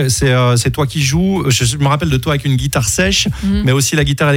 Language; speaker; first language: French; native; French